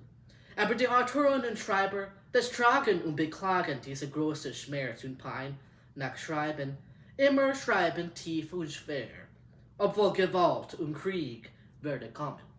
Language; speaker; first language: German; non-native, learner; English